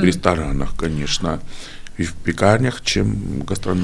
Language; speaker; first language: Russian; non-native, fluent; Georgian